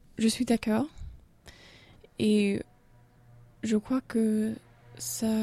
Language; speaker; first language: French; non-native, learner; English